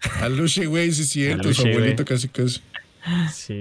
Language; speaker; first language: Spanish; native; Spanish